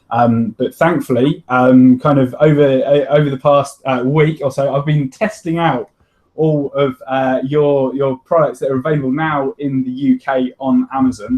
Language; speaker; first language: English; native; English